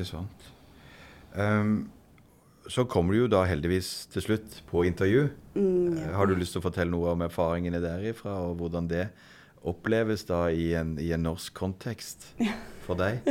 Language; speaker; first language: Norwegian; native; Norwegian